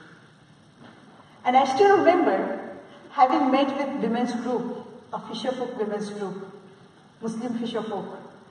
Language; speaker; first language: English; non-native, local second language; Marathi